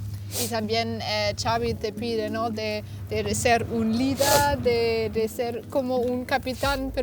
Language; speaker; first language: Spanish; non-native, fluent; German